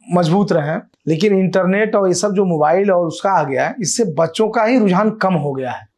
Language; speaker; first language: Hindi; native; Hindi